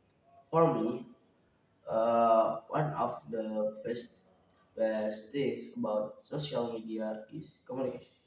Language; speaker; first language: English; non-native, learner; Indonesian